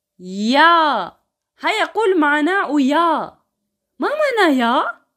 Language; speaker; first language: Arabic; non-native, fluent; Turkish